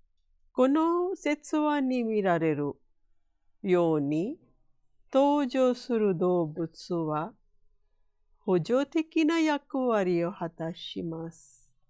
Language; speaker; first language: Japanese; non-native, fluent; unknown